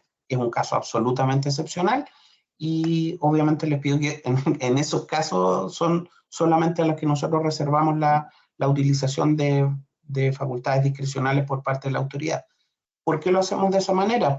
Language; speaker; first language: Spanish; native; Spanish